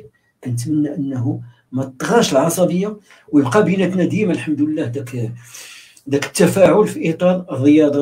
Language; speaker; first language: Arabic; native; Arabic